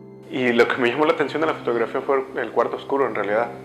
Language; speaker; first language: Spanish; native; Spanish